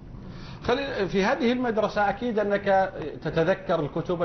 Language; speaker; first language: Arabic; native; Arabic